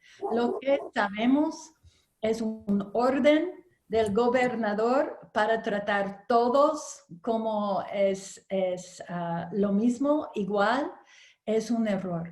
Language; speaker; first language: Spanish; non-native, learner; English